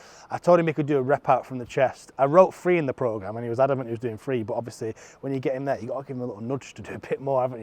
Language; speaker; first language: English; native; English